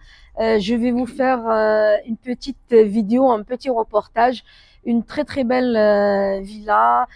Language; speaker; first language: French; non-native, local second language; Arabic